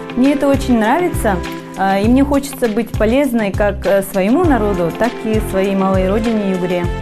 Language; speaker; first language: Russian; non-native, local second language; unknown